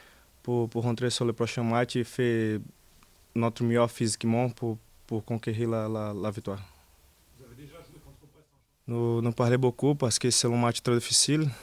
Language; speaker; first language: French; non-native, learner; Portuguese